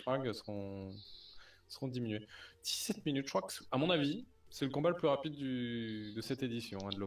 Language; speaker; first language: French; native; French